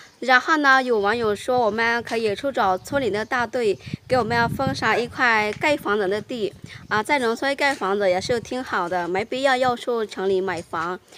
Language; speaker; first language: Chinese; non-native, fluent; Lao